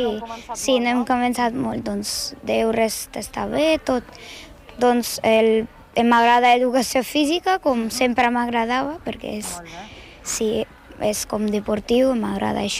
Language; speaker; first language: Catalan; non-native, learner; Ukrainian